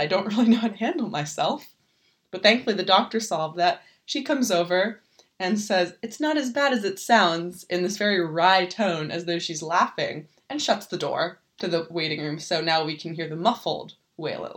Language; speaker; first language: English; native; English